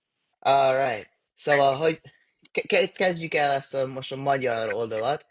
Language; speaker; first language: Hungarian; early bilingual, heritage; English